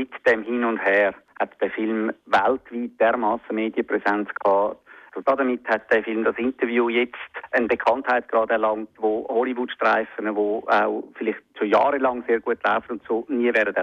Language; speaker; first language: German; native; German